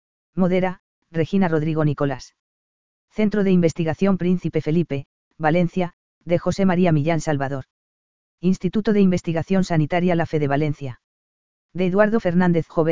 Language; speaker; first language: Spanish; native; Spanish